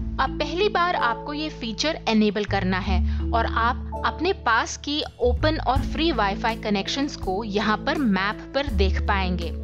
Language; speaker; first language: Hindi; native; Hindi